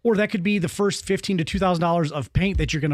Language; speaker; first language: English; native; English